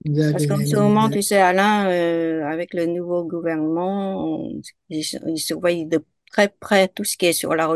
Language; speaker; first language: French; non-native, fluent; Vietnamese